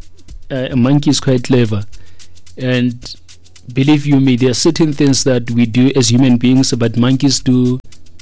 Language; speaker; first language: English; non-native, local second language; Tswana